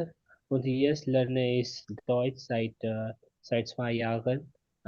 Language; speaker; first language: German; non-native, learner; Hindi